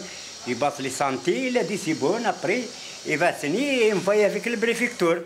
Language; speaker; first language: French; non-native, learner; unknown